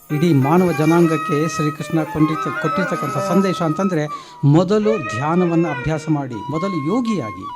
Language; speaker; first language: Kannada; native; Kannada